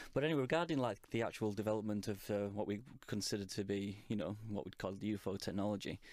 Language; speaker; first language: English; native; English